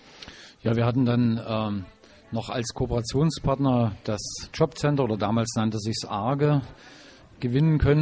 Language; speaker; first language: German; native; German